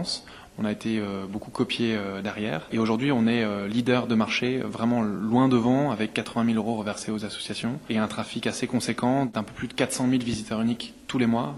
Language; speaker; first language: French; native; French